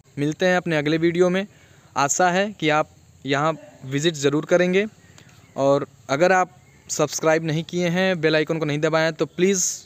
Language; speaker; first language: Hindi; native; Hindi